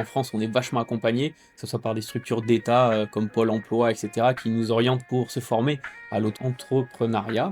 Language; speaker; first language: French; native; French